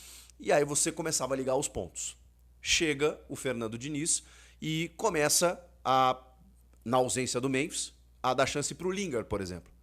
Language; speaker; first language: Portuguese; native; Portuguese